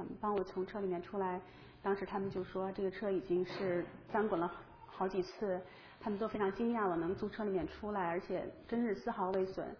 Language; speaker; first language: Chinese; native; Chinese